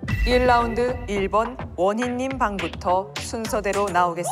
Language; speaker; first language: Korean; native; Korean